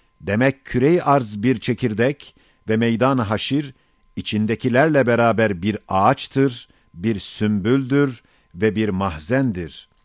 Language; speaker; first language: Turkish; native; Turkish